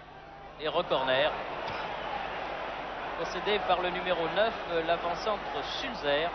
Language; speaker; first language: French; native; French